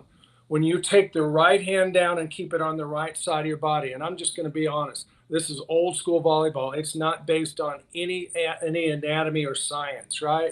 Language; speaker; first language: English; native; English